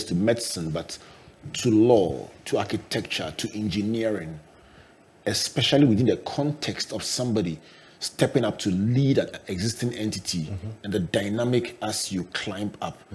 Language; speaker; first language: English; non-native, local second language; Akan